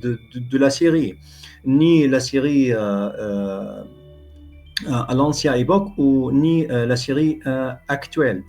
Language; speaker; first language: French; non-native, fluent; Arabic